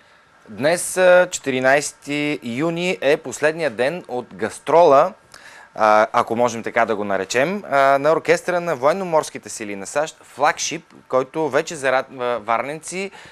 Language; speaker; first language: Bulgarian; native; Bulgarian